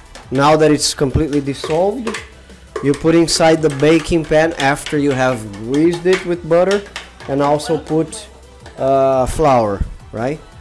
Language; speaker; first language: English; non-native, fluent; Portuguese